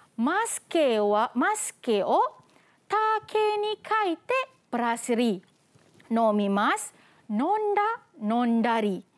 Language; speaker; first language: Japanese; non-native, fluent; Malay